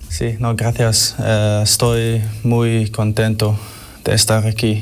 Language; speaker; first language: Spanish; non-native, fluent; English